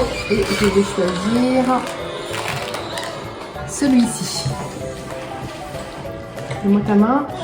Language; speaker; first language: French; native; French